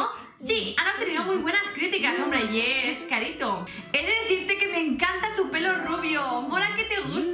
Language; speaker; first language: Spanish; native; Spanish